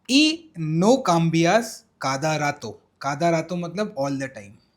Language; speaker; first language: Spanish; non-native, learner; Hindi